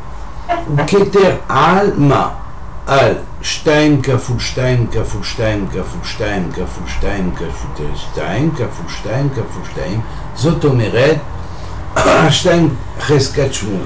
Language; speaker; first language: Hebrew; non-native, fluent; French